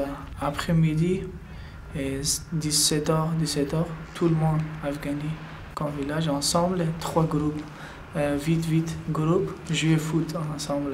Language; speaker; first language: French; non-native, learner; Persian